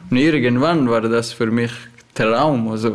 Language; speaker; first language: German; non-native, learner; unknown